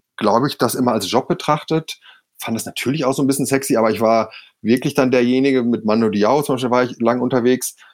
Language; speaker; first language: German; native; German